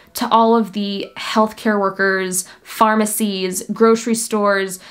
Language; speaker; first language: English; native; English